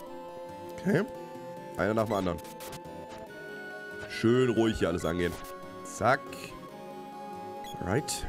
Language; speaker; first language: German; native; German